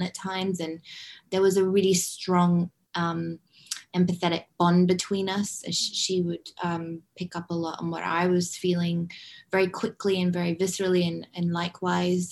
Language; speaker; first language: English; native; English